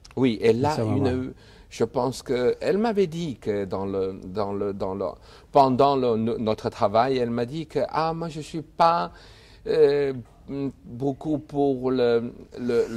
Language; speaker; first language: French; non-native, fluent; Chinese